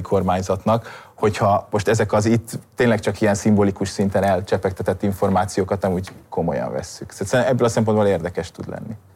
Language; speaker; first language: Hungarian; native; Hungarian